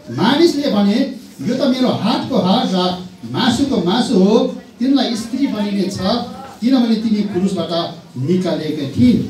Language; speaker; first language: Nepali; non-native, local second language; Sherpa